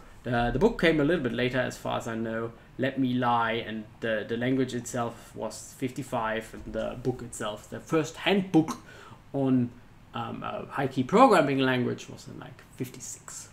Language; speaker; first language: English; non-native, fluent; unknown